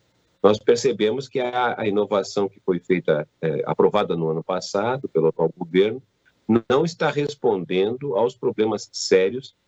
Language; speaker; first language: Portuguese; native; Portuguese